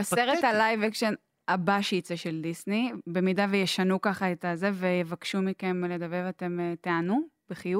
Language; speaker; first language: Hebrew; native; Hebrew